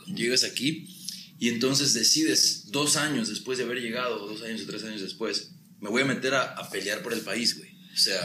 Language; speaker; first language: Spanish; early bilingual, heritage; Spanish